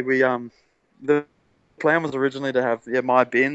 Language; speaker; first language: English; native; English